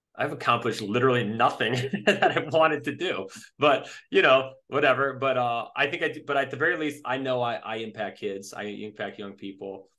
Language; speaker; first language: English; native; English